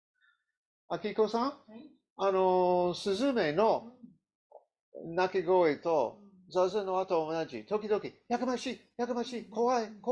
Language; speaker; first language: Japanese; non-native, learner; English